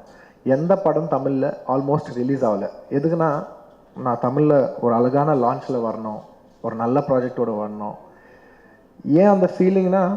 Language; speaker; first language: Tamil; non-native, local second language; Telugu